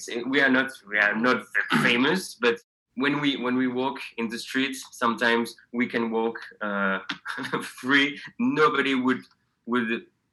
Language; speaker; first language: English; non-native, fluent; French